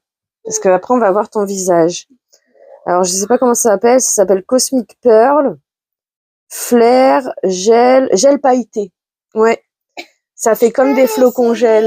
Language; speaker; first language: French; native; French